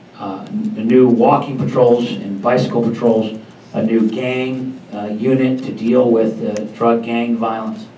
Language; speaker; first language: English; native; English